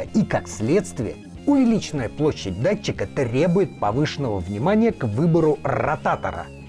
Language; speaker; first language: Russian; native; Russian